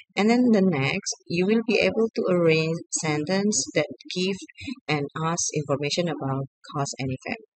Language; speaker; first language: English; non-native, fluent; Indonesian